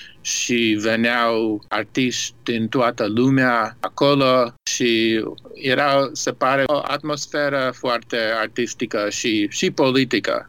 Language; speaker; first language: Romanian; early bilingual, heritage; Romanian